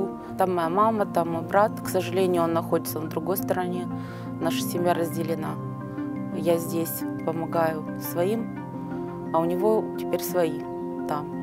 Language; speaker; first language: Russian; native; Russian